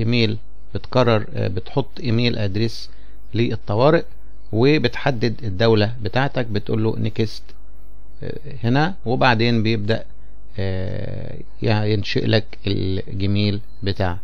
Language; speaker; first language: Arabic; native; Arabic